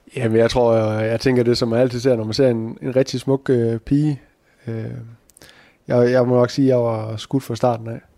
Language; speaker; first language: Danish; native; Danish